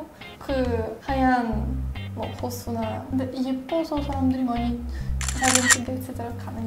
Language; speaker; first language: Korean; non-native, fluent; Russian